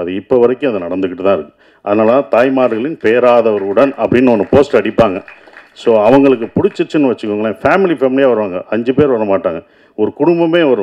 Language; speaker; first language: Tamil; native; Tamil